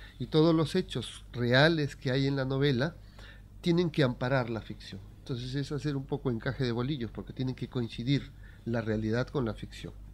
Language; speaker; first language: Spanish; native; Spanish